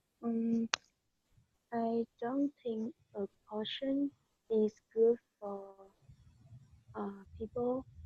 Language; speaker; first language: English; non-native, learner; Vietnamese